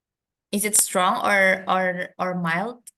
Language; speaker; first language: English; non-native, fluent; Indonesian